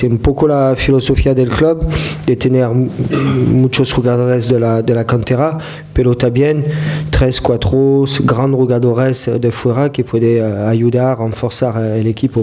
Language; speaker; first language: Spanish; non-native, fluent; French